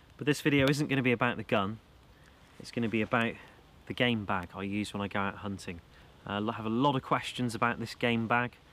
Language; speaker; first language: English; native; English